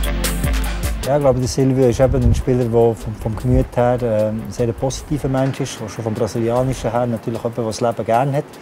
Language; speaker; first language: German; native; German